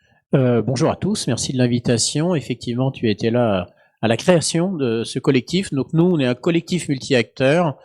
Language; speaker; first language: French; native; French